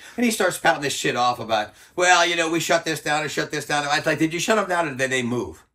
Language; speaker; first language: English; native; English